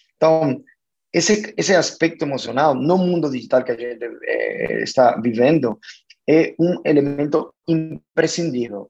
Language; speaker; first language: Portuguese; non-native, fluent; Spanish